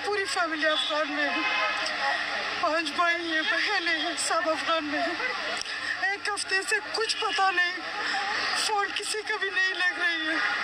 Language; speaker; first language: Hindi; non-native, fluent; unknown